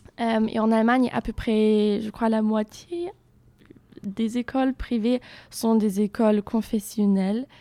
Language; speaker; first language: French; non-native, fluent; German